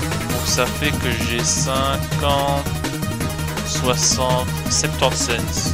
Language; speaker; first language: French; native; French